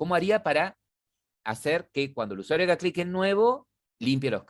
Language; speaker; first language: Spanish; native; Spanish